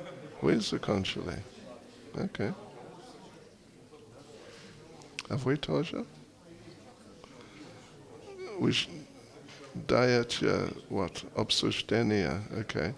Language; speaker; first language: Russian; non-native, fluent; English